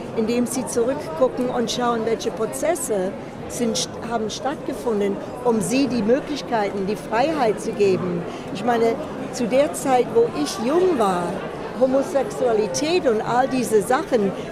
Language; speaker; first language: German; non-native, fluent; English